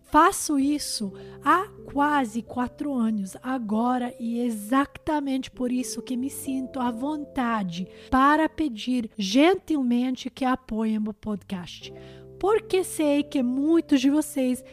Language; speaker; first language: Portuguese; non-native, learner; Albanian